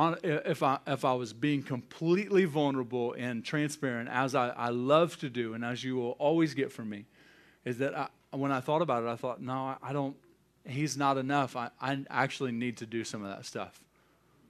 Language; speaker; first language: English; native; English